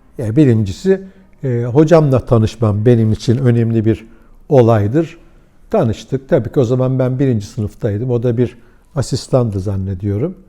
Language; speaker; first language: Turkish; early bilingual, heritage; Turkish